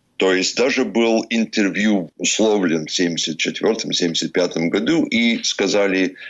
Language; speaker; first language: Russian; early bilingual, heritage; English